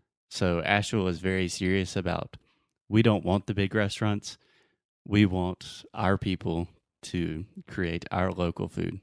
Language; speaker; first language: English; native; English